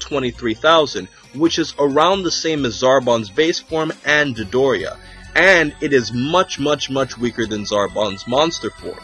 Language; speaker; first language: English; native; English